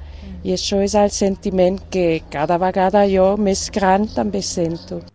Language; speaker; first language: Catalan; non-native, fluent; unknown